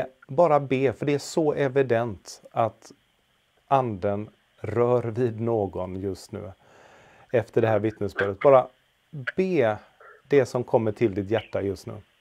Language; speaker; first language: Swedish; native; Swedish